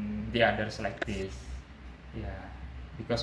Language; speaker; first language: English; non-native, learner; Indonesian